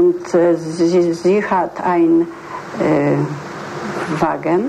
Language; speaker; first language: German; non-native, learner; Polish